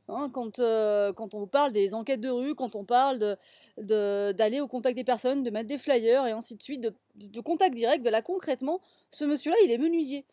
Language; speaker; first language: French; native; French